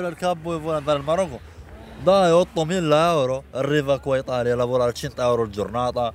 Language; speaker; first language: Italian; non-native, learner; Arabic